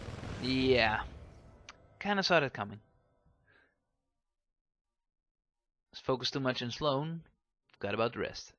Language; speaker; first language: English; non-native, fluent; Dutch